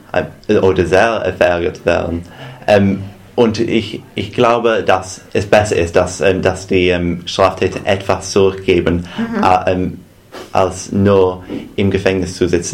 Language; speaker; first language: German; non-native, fluent; English